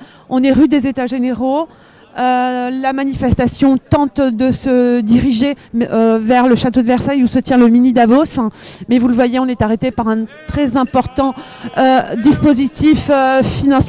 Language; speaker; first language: French; native; French